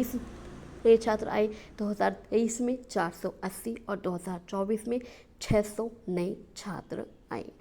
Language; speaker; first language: Hindi; native; Hindi